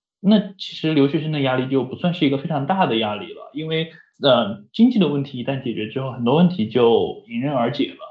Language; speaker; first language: Chinese; native; Chinese